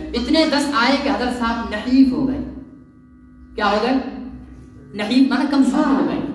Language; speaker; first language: Urdu; non-native, local second language; Sindhi